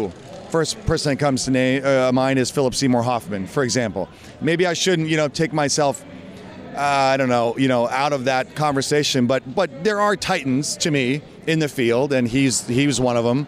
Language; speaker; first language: English; native; English